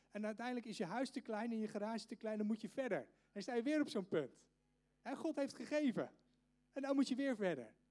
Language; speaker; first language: Dutch; native; Dutch